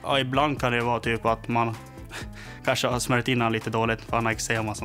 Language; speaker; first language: Swedish; native; Swedish